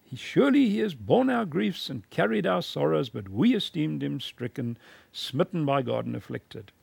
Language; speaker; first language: English; native; English